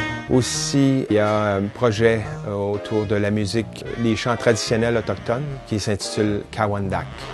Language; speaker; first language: French; native; French